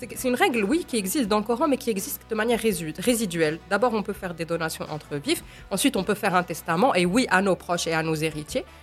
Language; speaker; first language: French; non-native, local second language; Arabic